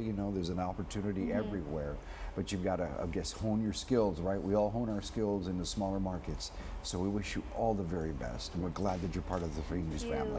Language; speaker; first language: English; early bilingual, other home language; Spanish